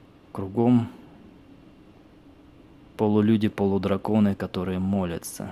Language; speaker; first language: Russian; native; Russian